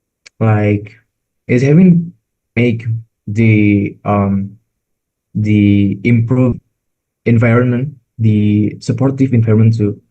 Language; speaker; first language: English; non-native, learner; Indonesian